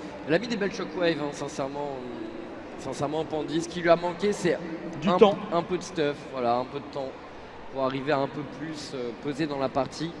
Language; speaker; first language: French; native; French